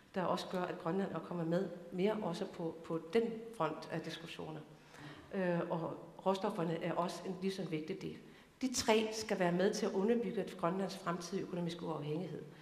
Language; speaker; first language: Danish; non-native, local second language; Kalaallisut